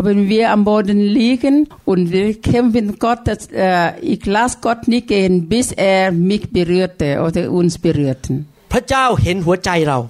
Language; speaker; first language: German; non-native, learner; Thai